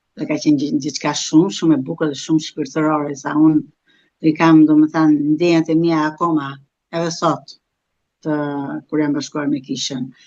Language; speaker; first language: Albanian; native; Albanian